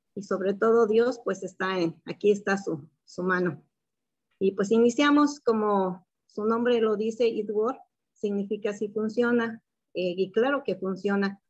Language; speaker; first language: Spanish; native; Spanish